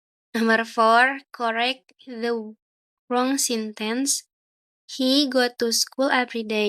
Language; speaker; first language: English; non-native, learner; Indonesian